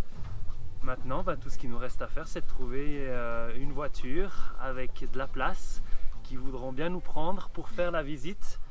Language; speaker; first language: French; native; French